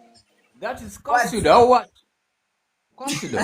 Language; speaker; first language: English; non-native, learner; Swahili